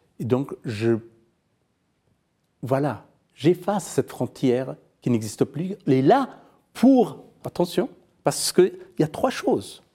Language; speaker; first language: French; non-native, fluent; Persian